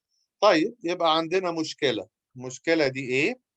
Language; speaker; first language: Arabic; native; Arabic